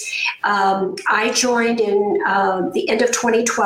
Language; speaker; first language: English; native; English